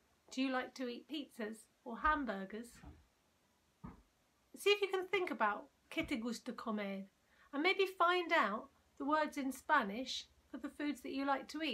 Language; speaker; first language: English; native; English